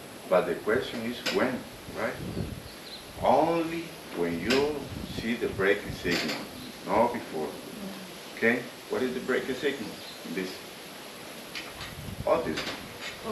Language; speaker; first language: English; non-native, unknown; Spanish